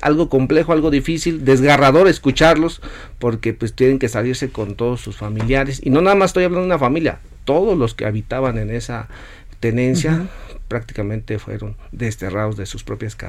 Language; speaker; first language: Spanish; native; Spanish